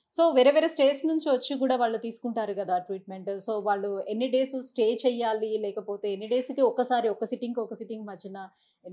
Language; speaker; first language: Telugu; native; Telugu